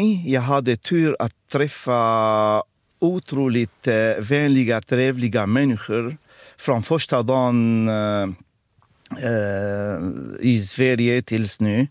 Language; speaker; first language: Swedish; non-native, fluent; Arabic